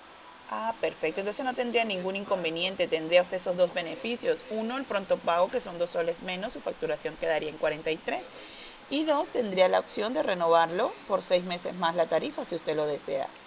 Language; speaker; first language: Spanish; native; Spanish